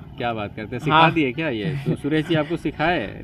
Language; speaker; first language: Hindi; native; Hindi